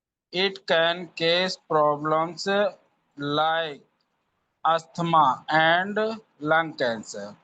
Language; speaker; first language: English; non-native, learner; Hindi